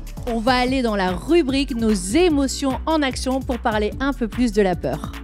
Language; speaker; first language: French; native; French